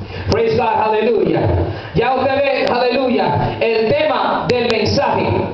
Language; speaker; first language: Spanish; early bilingual, heritage; Spanish